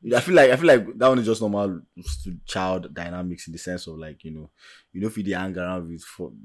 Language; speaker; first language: English; non-native, local second language; Yoruba